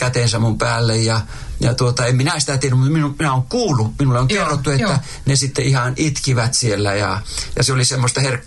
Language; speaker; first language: Finnish; native; Finnish